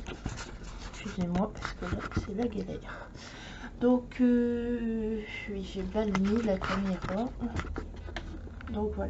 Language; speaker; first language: French; native; French